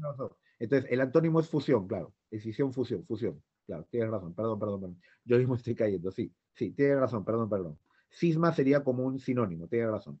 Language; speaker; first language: Spanish; native; Spanish